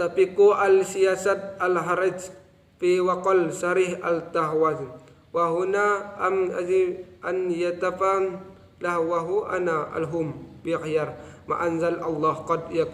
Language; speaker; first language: Arabic; non-native, learner; Indonesian